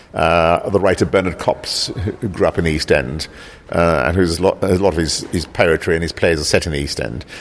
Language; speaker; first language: English; native; English